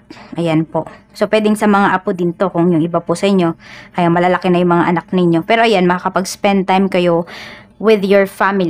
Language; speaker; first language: Filipino; native; Filipino